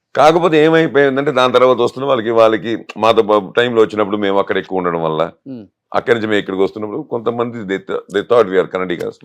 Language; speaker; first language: Telugu; native; Telugu